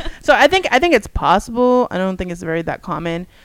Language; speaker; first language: English; native; English